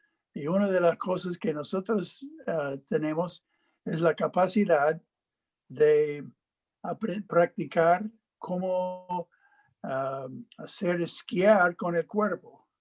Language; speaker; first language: Spanish; non-native, fluent; English